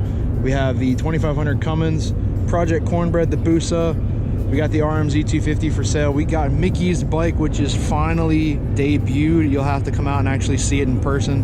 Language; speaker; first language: English; native; English